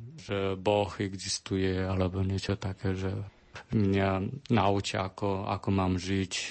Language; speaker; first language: Slovak; non-native, learner; Chinese